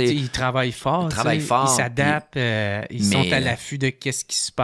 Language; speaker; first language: French; native; French